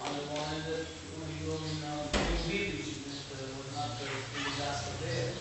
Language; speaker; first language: English; non-native, fluent; Romanian